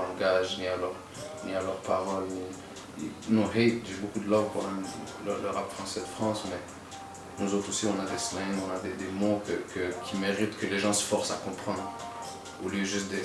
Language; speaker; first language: French; native; French